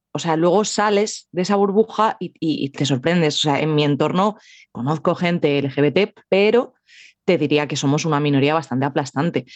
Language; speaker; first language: Spanish; native; Spanish